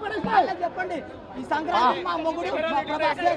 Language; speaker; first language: Telugu; native; Telugu